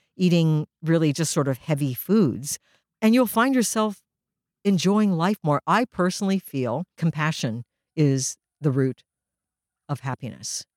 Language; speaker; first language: English; early bilingual, other home language; Japanese